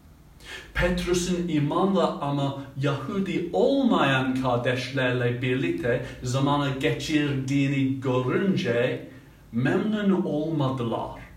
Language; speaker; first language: Turkish; non-native, fluent; English